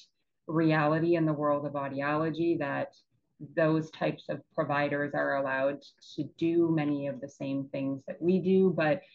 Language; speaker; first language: English; native; English